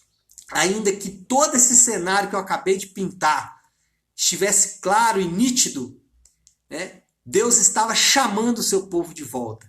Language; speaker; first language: Portuguese; native; Portuguese